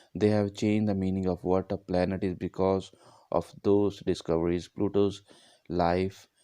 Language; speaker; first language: English; non-native, local second language; Punjabi